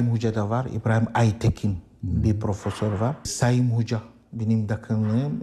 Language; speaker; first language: Turkish; non-native, learner; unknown